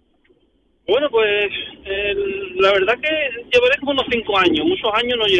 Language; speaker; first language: Spanish; native; Spanish